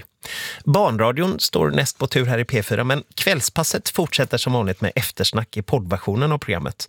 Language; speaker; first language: Swedish; native; Swedish